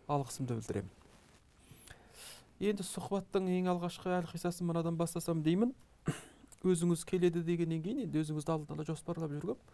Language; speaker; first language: Kazakh; native; Kazakh